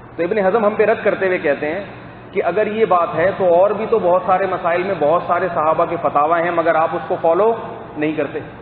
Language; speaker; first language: Urdu; native; Urdu